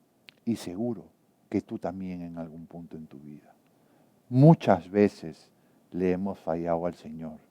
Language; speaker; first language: Spanish; native; Spanish